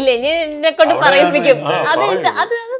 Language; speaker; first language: Malayalam; native; Malayalam